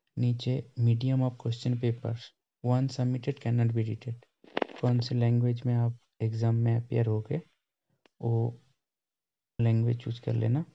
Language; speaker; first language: Hindi; non-native, local second language; Bangla